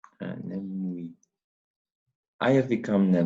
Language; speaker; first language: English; non-native, learner; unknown